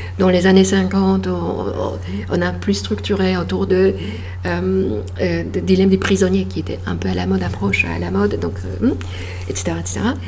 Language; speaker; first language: French; non-native, fluent; Polish